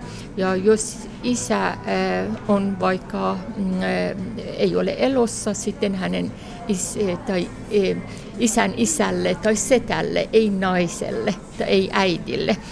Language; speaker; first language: Finnish; non-native, fluent; Persian